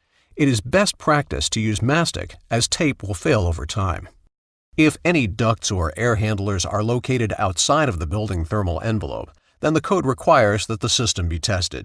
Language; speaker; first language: English; native; English